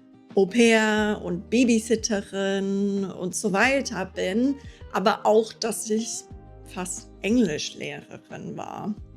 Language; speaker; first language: German; non-native, fluent; English